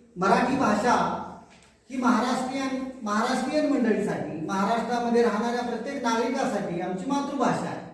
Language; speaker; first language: Marathi; native; Marathi